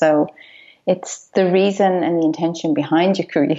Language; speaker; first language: English; native; English